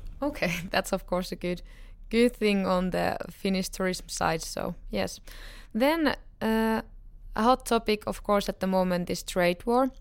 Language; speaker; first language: English; non-native, fluent; Finnish